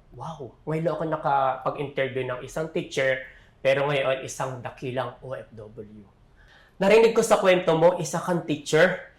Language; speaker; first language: Filipino; native; Filipino